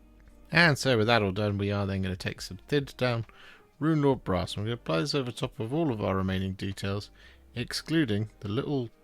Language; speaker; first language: English; native; English